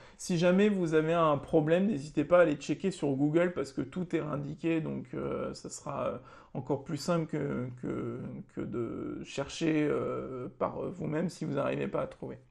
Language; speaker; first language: French; native; French